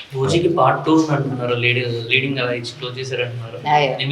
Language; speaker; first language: Telugu; native; Telugu